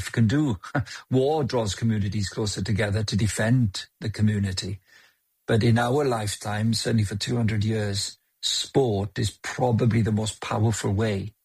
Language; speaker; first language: English; native; English